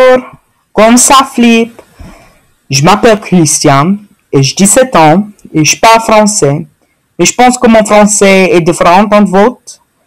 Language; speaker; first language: French; early bilingual, heritage; French